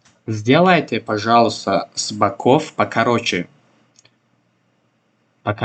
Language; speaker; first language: Russian; non-native, local second language; Tajik